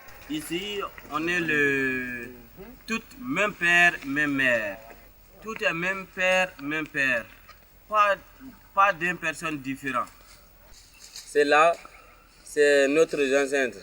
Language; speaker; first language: French; non-native, learner; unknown